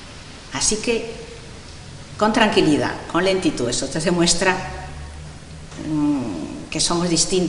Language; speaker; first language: Spanish; non-native, local second language; Galician